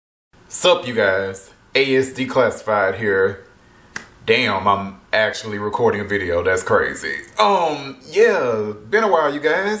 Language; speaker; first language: English; native; English